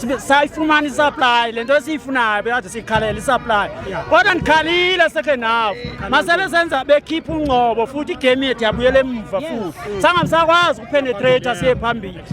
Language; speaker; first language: Zulu; non-native, local second language; Xhosa